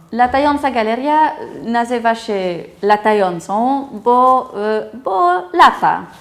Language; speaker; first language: Polish; non-native, fluent; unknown